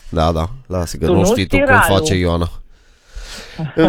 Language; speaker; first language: Romanian; native; Romanian